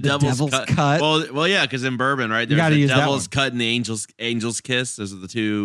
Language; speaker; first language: English; native; English